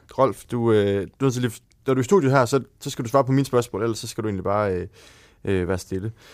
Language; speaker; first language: Danish; native; Danish